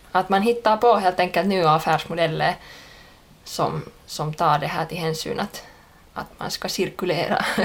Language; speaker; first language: Swedish; native; Swedish